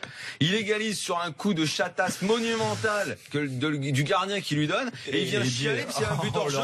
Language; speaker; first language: French; native; French